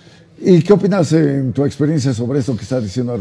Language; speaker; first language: Spanish; native; Spanish